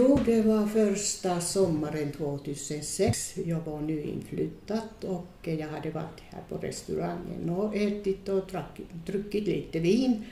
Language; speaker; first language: Swedish; non-native, fluent; Finnish